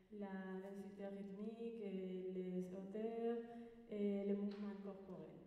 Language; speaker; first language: French; non-native, learner; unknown